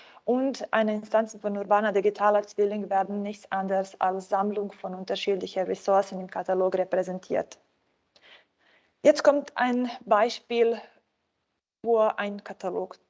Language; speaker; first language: German; non-native, fluent; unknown